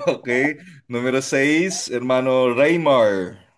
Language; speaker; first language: Spanish; non-native, fluent; Filipino